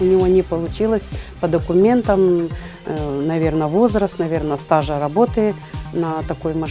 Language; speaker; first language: Ukrainian; non-native, local second language; Russian